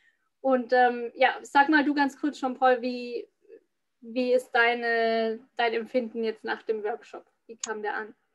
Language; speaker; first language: German; native; German